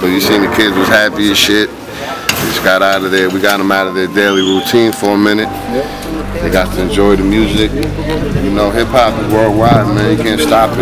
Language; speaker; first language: English; early bilingual, other home language; Spanish